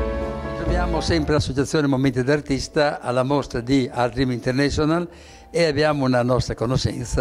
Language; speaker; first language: Italian; native; Italian